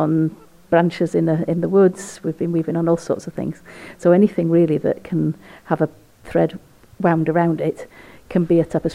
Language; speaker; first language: English; native; English